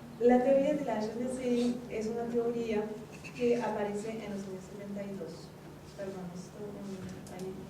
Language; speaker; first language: Spanish; non-native, fluent; French